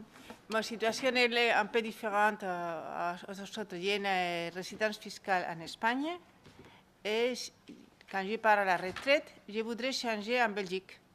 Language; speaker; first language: French; non-native, fluent; Spanish